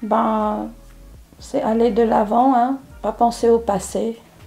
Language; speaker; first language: French; non-native, local second language; Morisyen